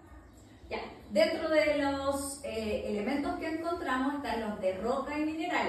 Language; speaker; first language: Spanish; native; Spanish